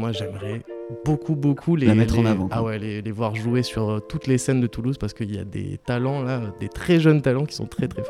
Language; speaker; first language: French; native; French